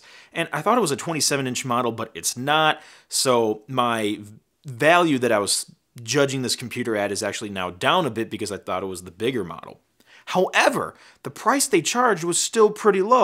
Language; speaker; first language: English; native; English